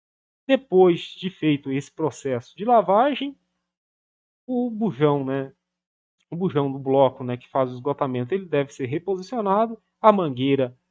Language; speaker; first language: Portuguese; native; Portuguese